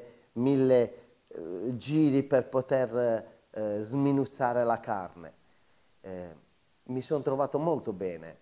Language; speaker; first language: Italian; native; Italian